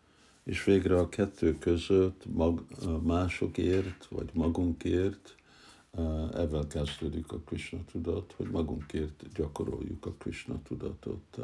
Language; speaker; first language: Hungarian; early bilingual, heritage; Hungarian